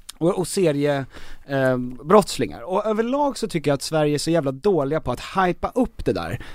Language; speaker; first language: Swedish; native; Swedish